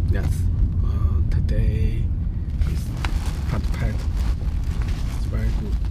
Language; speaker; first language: English; non-native, learner; Chinese